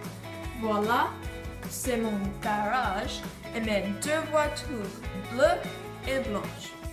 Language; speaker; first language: French; non-native, learner; English